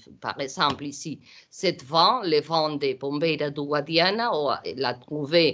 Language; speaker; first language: French; non-native, learner; Portuguese